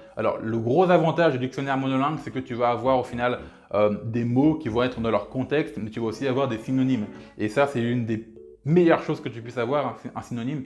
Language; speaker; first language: French; early bilingual, other home language; Lingala